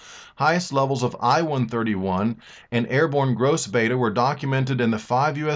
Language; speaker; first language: English; native; English